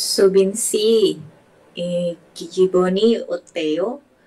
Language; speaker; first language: Korean; non-native, learner; Indonesian